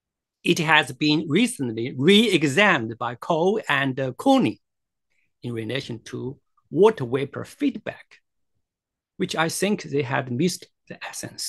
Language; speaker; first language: English; non-native, fluent; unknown